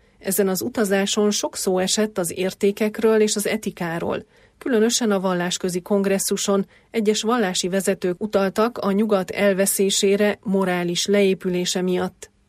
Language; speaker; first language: Hungarian; native; Hungarian